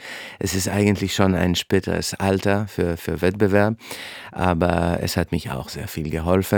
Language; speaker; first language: German; non-native, fluent; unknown